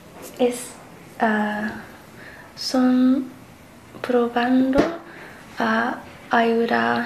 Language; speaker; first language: Spanish; non-native, learner; English